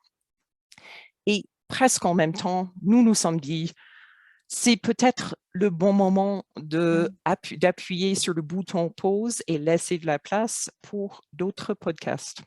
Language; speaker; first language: French; non-native, fluent; English